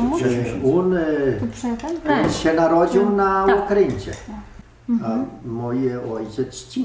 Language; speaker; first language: Polish; early bilingual, heritage; Polish